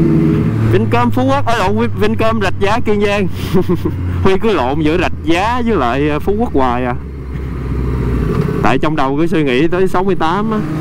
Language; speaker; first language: Vietnamese; native; Vietnamese